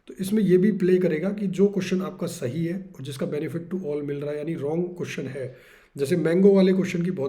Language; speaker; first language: Hindi; native; Hindi